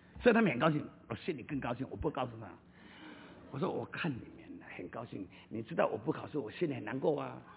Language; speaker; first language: Chinese; native; Chinese